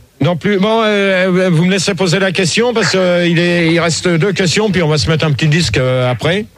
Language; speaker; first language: French; native; French